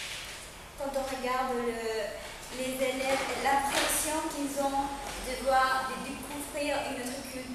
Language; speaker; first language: French; non-native, fluent; Spanish